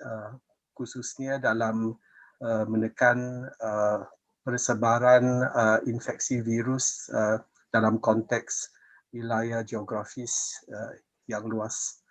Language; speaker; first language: Indonesian; non-native, fluent; English